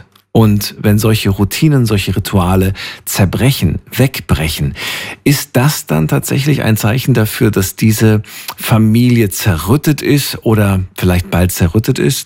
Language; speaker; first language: German; native; German